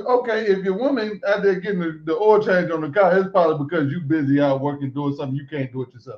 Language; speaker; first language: English; native; English